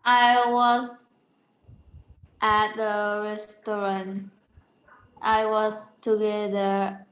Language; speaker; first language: English; non-native, learner; Vietnamese